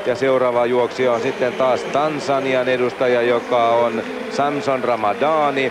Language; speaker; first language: Finnish; native; Finnish